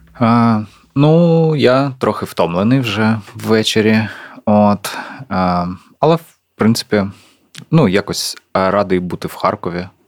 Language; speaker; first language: Ukrainian; non-native, local second language; Russian